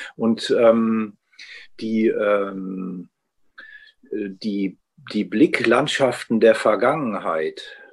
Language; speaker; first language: German; early bilingual, heritage; Greek